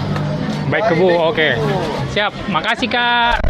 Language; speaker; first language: Indonesian; native; Indonesian